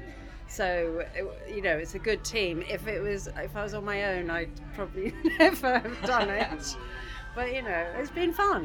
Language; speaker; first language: English; native; English